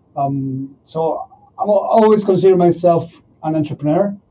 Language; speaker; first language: English; non-native, fluent; Spanish